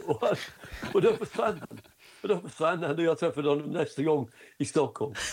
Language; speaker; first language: Swedish; non-native, fluent; English